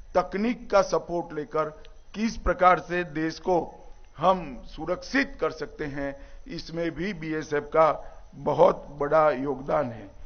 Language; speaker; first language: Hindi; non-native, local second language; Gujarati